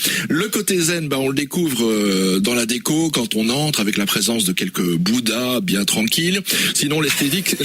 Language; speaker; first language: French; native; French